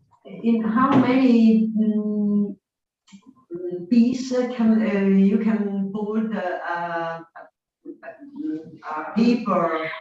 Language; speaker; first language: English; non-native, learner; Italian